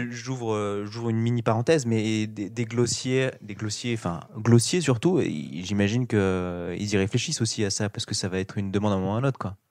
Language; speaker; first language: French; native; French